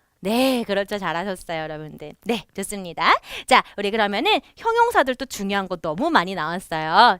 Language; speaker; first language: Korean; native; Korean